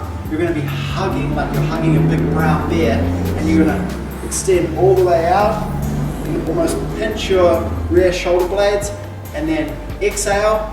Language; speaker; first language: English; native; English